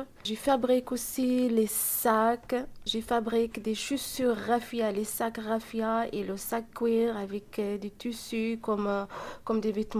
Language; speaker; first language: French; non-native, learner; Arabic